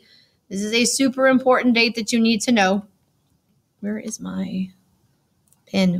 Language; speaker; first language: English; native; English